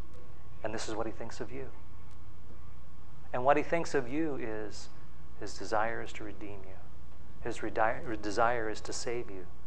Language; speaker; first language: English; native; English